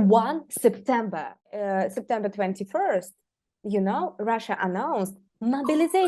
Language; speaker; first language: English; non-native, fluent; Russian